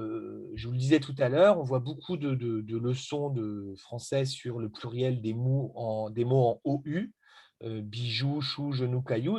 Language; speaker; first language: French; native; French